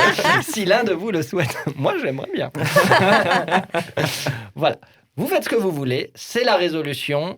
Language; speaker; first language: French; native; French